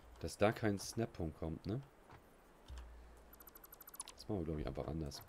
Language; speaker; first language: German; native; German